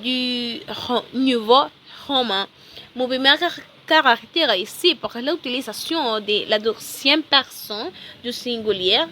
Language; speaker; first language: French; non-native, learner; Spanish